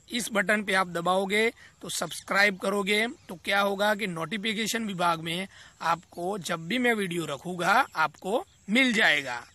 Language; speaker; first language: Hindi; non-native, local second language; Gujarati